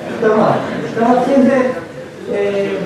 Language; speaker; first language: Turkish; non-native, learner; Japanese